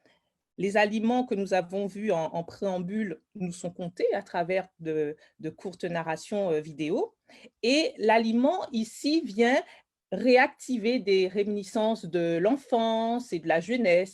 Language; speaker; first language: French; native; French